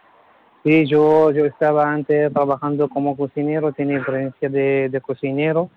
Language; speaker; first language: Spanish; non-native, learner; Arabic